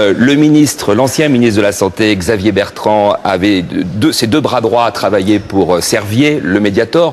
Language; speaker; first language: French; native; French